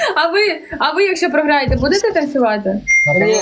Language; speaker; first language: Ukrainian; native; Ukrainian